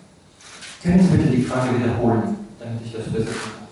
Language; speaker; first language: German; non-native, fluent; Russian